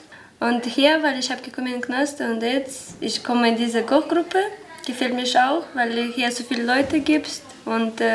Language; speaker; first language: German; non-native, learner; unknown